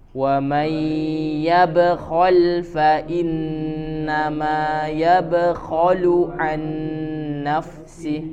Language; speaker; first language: Arabic; non-native, fluent; Indonesian